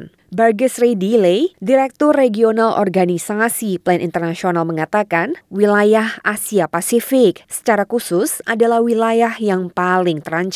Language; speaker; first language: Indonesian; native; Indonesian